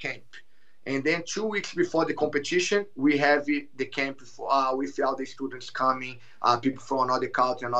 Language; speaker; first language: English; non-native, learner; Portuguese